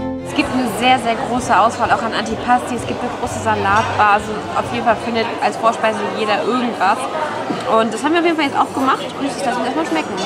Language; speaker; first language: German; native; German